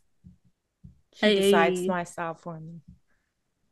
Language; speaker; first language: English; non-native, fluent; Cantonese